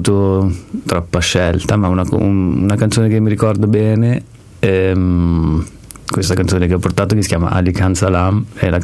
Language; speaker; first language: Italian; native; Italian